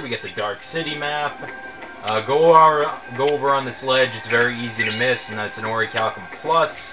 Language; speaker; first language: English; native; English